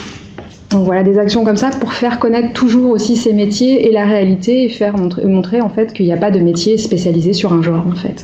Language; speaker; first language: French; native; French